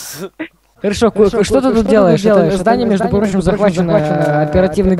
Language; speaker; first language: Russian; native; Russian